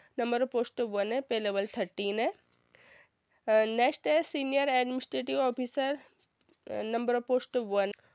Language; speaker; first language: Hindi; native; Hindi